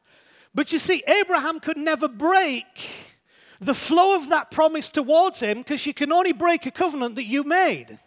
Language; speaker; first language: English; native; English